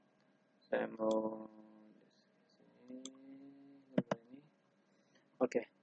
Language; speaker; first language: Indonesian; non-native, learner; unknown